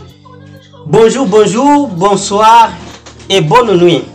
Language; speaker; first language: French; non-native, fluent; Portuguese